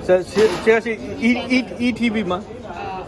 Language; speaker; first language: Chinese; non-native, learner; Bangla